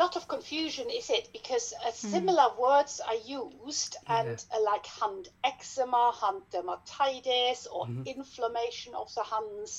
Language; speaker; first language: English; non-native, fluent; German